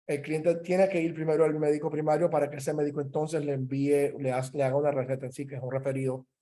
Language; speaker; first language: Spanish; early bilingual, heritage; Spanish